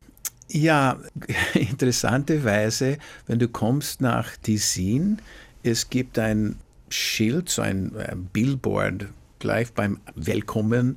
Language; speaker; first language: German; non-native, fluent; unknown